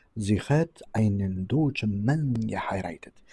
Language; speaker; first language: German; non-native, fluent; Turkish